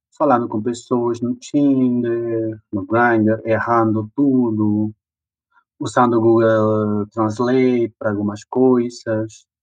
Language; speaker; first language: Portuguese; non-native, fluent; Spanish